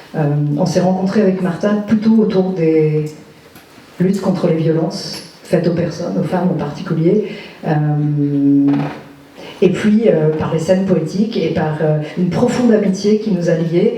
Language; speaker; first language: French; native; French